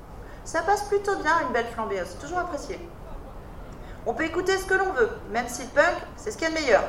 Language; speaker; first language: French; native; French